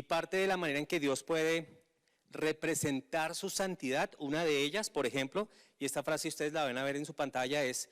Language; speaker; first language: Spanish; native; Spanish